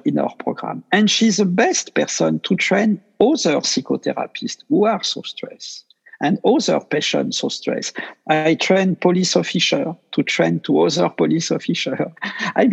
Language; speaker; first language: English; non-native, fluent; French